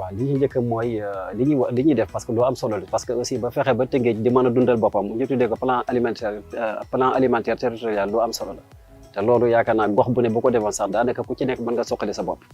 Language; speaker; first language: Wolof; native; Wolof